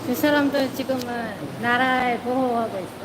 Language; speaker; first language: Korean; non-native, learner; Vietnamese